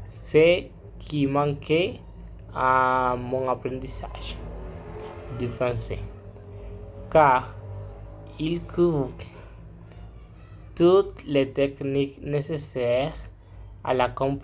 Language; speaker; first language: French; non-native, learner; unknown